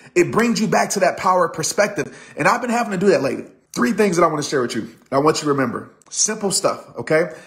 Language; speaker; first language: English; native; English